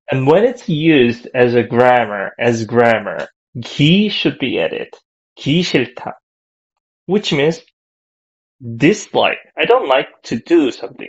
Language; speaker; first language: English; non-native, fluent; Korean